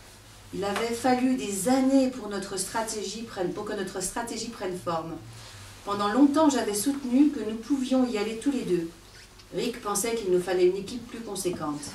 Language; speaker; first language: French; native; French